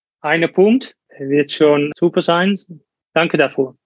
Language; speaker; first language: German; non-native, learner; Dutch